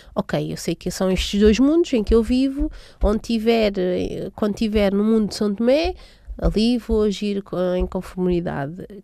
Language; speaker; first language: Portuguese; native; Portuguese